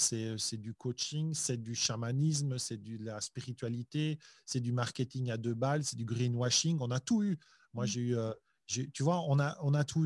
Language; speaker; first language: French; native; French